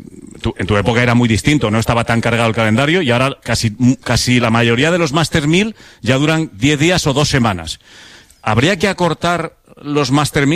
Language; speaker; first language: Spanish; native; Spanish